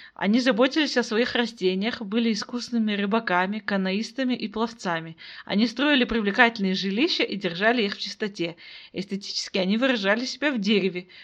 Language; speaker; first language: Russian; native; Russian